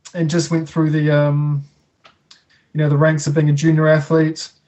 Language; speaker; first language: English; native; English